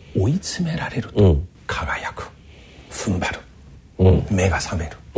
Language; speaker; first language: Japanese; non-native, fluent; Chinese